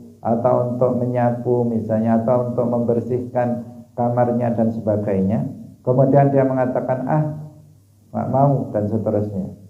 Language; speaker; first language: Indonesian; non-native, local second language; Javanese